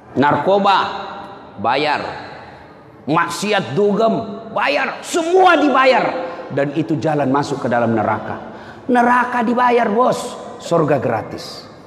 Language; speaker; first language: Indonesian; non-native, local second language; Buginese